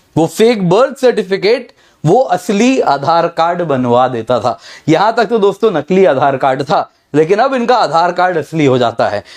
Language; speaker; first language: Hindi; native; Hindi